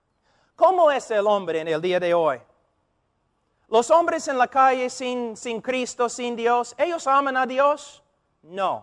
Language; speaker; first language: Spanish; non-native, fluent; English